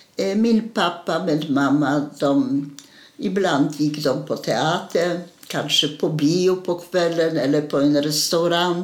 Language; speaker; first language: Swedish; non-native, fluent; Polish